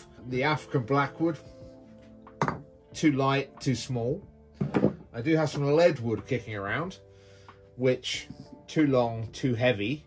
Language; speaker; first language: English; native; English